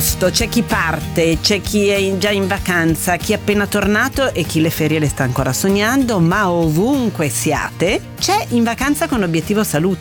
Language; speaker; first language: Italian; native; Italian